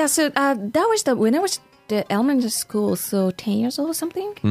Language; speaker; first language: English; non-native, fluent; Japanese